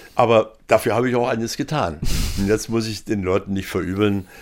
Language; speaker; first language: German; native; German